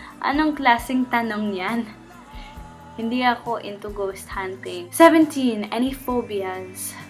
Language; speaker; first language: Filipino; early bilingual, heritage; Filipino